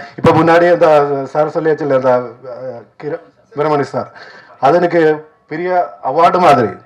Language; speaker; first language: Tamil; non-native, learner; Malayalam